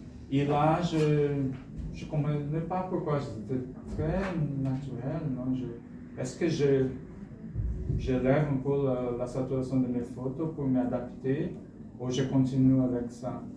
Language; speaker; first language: French; non-native, fluent; Portuguese